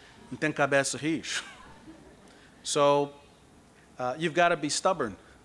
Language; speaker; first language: Portuguese; non-native, learner; Kabuverdianu